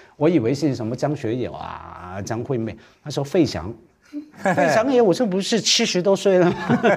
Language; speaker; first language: Chinese; non-native, local second language; Cantonese